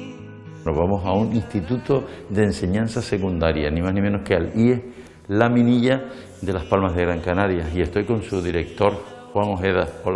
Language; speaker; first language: Spanish; native; Spanish